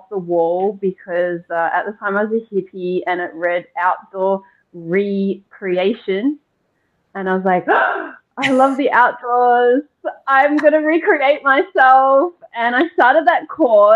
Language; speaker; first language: English; native; English